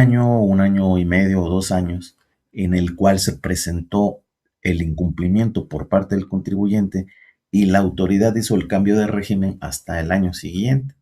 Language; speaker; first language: Spanish; native; Spanish